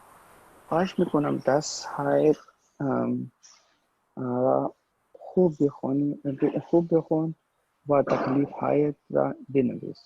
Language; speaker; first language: Persian; non-native, learner; Urdu